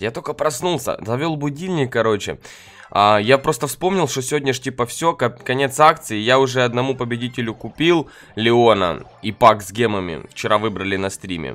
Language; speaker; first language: Russian; native; Russian